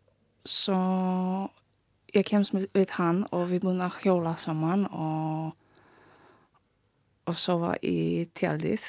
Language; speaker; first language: Icelandic; non-native, learner; Polish